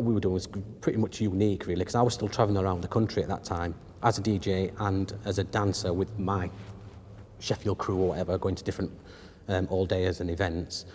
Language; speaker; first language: English; native; English